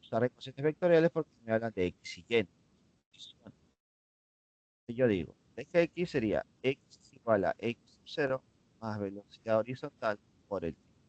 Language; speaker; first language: Spanish; native; Spanish